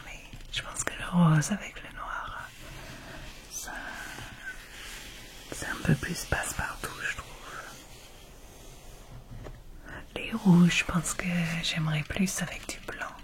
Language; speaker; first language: French; non-native, fluent; English